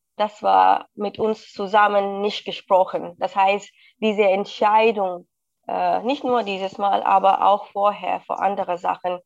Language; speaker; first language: German; non-native, fluent; Rohingya